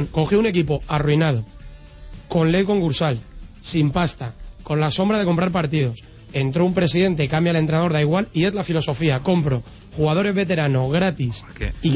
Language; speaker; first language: Spanish; native; Spanish